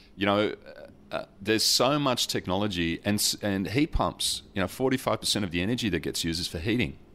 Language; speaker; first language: English; early bilingual, other home language; Dutch